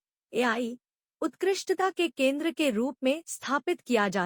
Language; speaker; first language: Hindi; native; Hindi